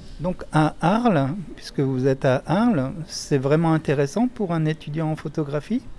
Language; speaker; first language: French; native; French